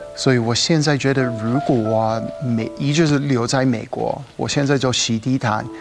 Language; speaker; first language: Chinese; non-native, fluent; English